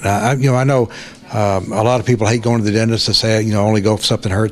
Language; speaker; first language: English; native; English